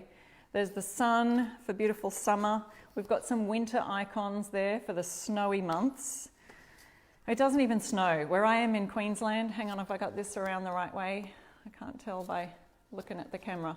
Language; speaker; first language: English; native; English